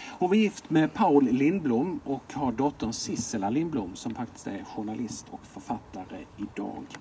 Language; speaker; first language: Swedish; native; Swedish